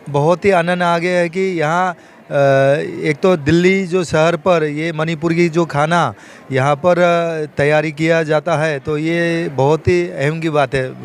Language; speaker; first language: Hindi; non-native, local second language; Manipuri